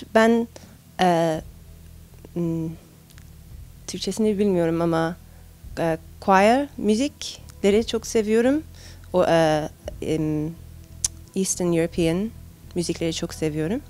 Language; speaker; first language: Turkish; early bilingual, heritage; Turkish